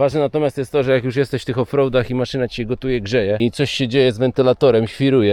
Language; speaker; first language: Polish; native; Polish